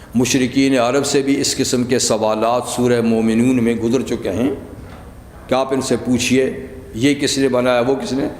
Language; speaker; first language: Urdu; native; Urdu